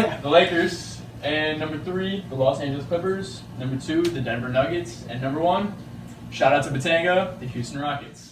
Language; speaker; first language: English; native; English